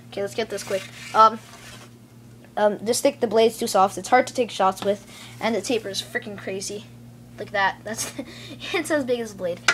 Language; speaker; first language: English; native; English